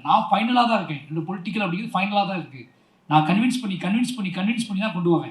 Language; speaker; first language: Tamil; native; Tamil